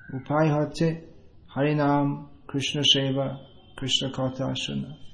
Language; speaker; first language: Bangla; non-native, fluent; English